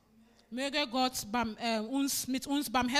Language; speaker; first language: German; non-native, fluent; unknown